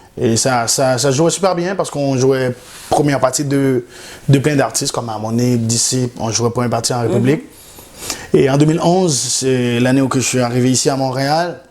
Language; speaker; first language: French; non-native, local second language; Haitian Creole